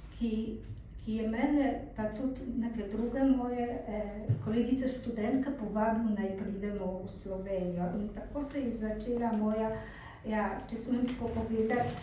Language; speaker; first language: Slovenian; non-native, fluent; Polish